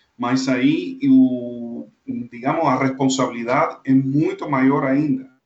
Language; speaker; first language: Portuguese; non-native, fluent; Spanish